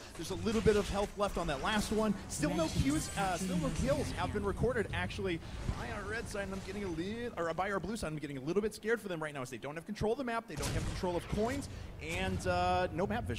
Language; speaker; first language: English; native; English